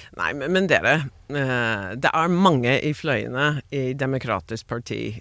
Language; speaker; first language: Norwegian; non-native, fluent; English